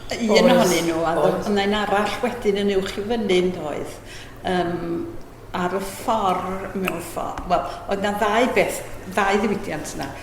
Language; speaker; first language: Welsh; native; Welsh